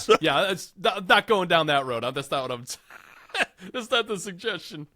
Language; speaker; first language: English; native; English